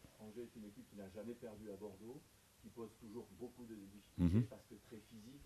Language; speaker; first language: French; native; French